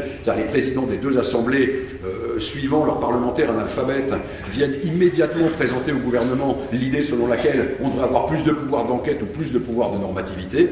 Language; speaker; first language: French; native; French